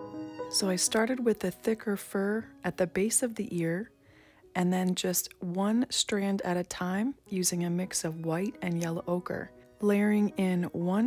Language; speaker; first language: English; native; English